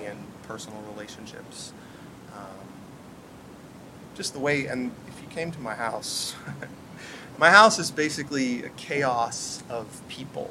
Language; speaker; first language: English; native; English